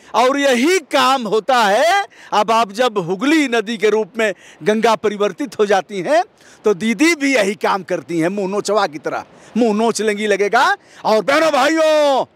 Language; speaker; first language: Hindi; native; Hindi